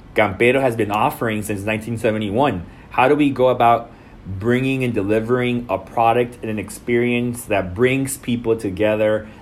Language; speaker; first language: English; non-native, fluent; Spanish